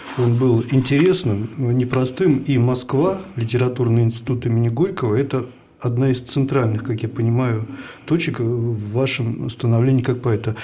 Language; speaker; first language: Russian; native; Russian